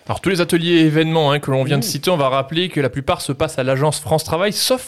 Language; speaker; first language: French; native; French